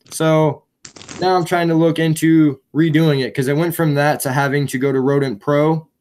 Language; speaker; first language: English; native; English